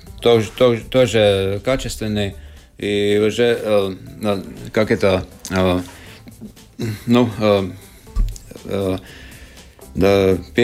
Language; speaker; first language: Russian; non-native, local second language; Latvian